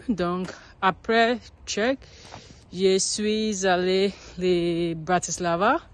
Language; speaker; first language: French; non-native, learner; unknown